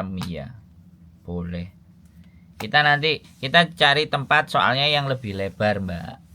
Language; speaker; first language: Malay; non-native, local second language; Javanese